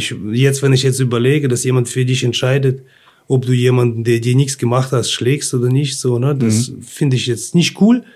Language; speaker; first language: German; early bilingual, other home language; Russian